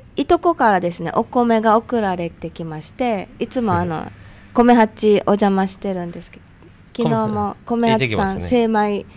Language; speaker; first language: Japanese; early bilingual, other home language; Portuguese